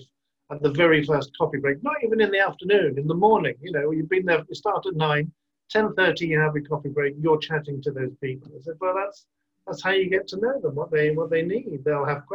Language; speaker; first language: English; native; English